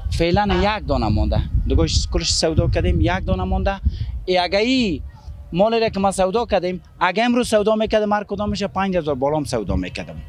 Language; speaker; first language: Persian; native; Persian